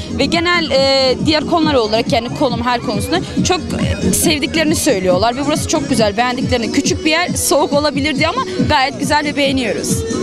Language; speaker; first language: Turkish; early bilingual, other home language; Arabic